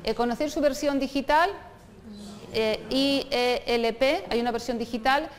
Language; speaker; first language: Spanish; non-native, local second language; Basque